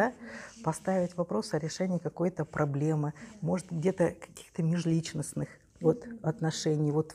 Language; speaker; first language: Russian; native; Russian